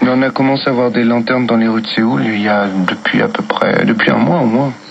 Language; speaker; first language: French; native; French